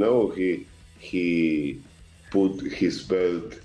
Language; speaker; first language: English; non-native, learner; Spanish